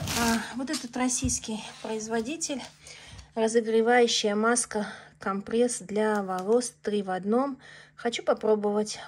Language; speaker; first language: Russian; native; Russian